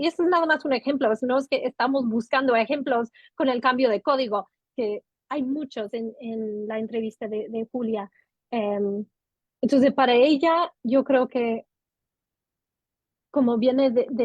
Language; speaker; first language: Spanish; non-native, fluent; English